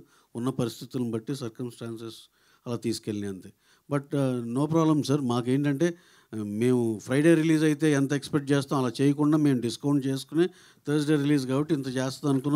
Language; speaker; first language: Telugu; native; Telugu